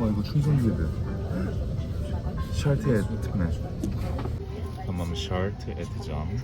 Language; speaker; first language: Turkish; non-native, learner; Korean